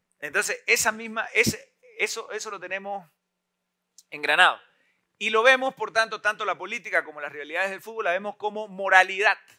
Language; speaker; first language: Spanish; native; Spanish